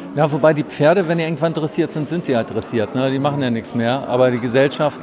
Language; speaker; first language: German; native; German